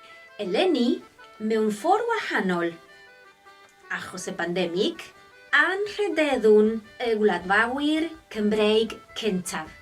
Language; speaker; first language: Welsh; non-native, local second language; Spanish